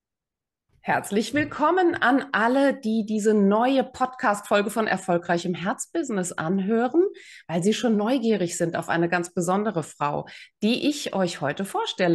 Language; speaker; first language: German; native; German